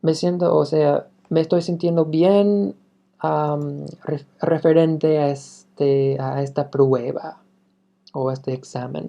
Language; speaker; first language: Spanish; non-native, fluent; English